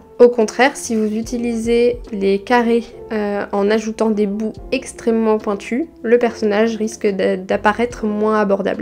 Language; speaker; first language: French; native; French